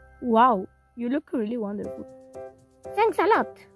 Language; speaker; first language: English; non-native, learner; Italian